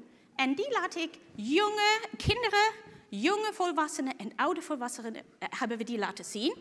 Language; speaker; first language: Dutch; non-native, fluent; German